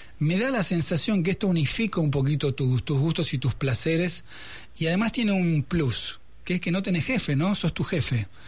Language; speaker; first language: Spanish; native; Spanish